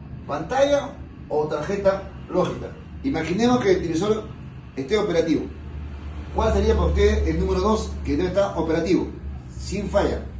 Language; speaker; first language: Spanish; native; Spanish